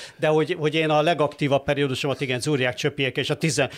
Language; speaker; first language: Hungarian; native; Hungarian